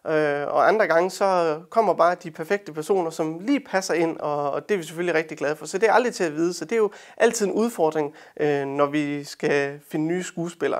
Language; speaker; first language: Danish; native; Danish